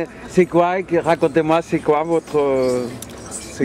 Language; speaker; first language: French; non-native, fluent; Portuguese